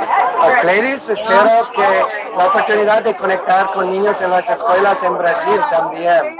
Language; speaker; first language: Spanish; non-native, fluent; English